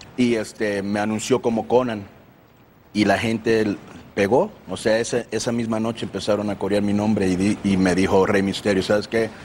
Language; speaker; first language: Spanish; early bilingual, heritage; Spanish